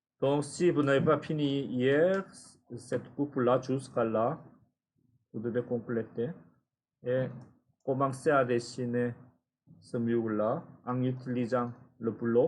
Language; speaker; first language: French; non-native, fluent; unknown